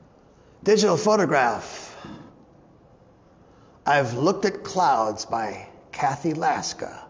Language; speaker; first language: English; native; English